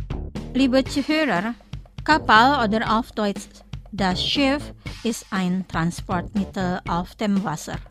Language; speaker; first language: German; non-native, fluent; Indonesian